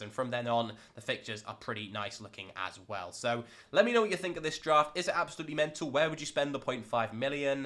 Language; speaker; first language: English; native; English